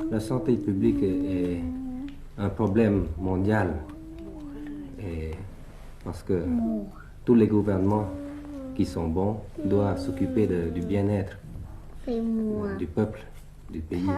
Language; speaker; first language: French; early bilingual, other home language; Thai